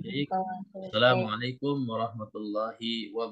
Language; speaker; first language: Indonesian; native; Indonesian